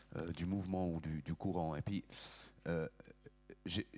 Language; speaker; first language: French; native; French